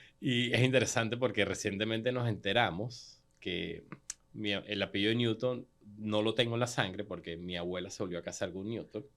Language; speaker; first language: Spanish; native; Spanish